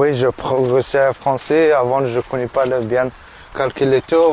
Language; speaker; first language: French; non-native, learner; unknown